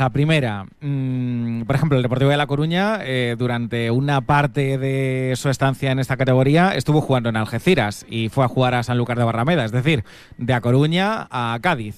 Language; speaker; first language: Spanish; native; Spanish